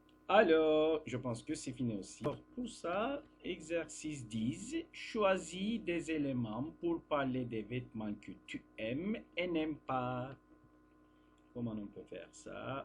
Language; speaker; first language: French; non-native, fluent; Turkish